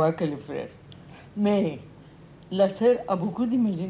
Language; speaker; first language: French; non-native, fluent; Spanish